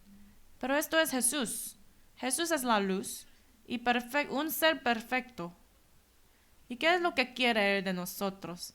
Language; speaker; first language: Spanish; non-native, fluent; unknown